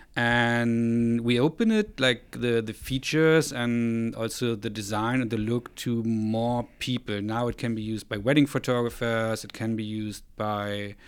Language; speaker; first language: English; non-native, fluent; German